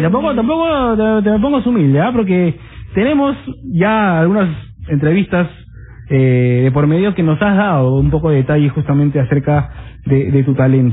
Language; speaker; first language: Spanish; native; Spanish